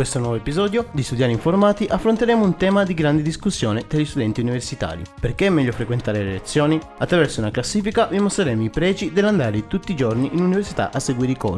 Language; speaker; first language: Italian; native; Italian